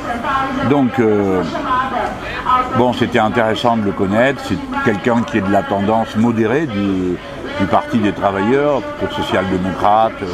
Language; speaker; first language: French; native; French